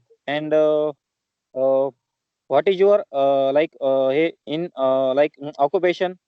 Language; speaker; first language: English; non-native, learner; Marathi